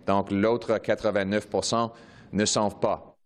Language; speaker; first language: French; non-native, local second language; English